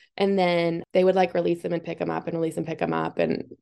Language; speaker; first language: English; native; English